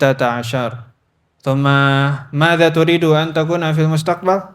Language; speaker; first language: Arabic; non-native, learner; Indonesian